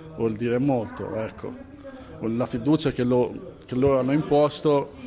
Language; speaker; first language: Italian; non-native, fluent; Albanian